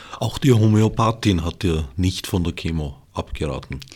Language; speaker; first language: German; native; German